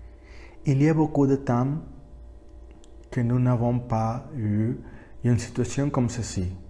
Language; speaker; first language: French; non-native, learner; Spanish